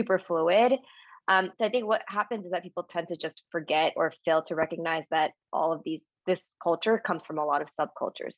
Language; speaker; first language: English; native; English